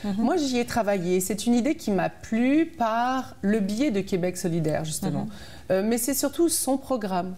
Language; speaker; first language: French; native; French